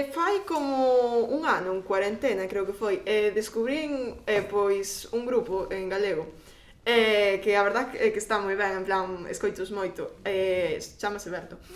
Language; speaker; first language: Galician; non-native, local second language; Spanish